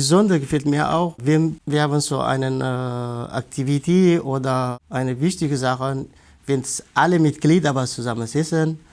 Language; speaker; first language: German; non-native, learner; Tigrinya